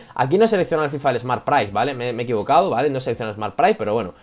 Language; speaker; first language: Spanish; native; Spanish